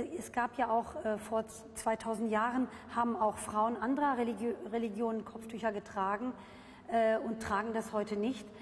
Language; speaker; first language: German; early bilingual, other home language; Turkish